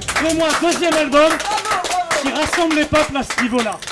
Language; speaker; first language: French; native; French